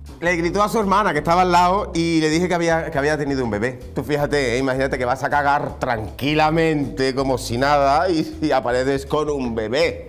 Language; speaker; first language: Spanish; native; Spanish